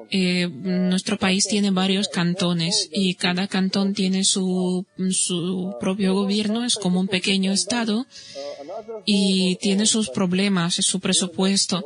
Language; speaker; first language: Spanish; non-native, fluent; Bosnian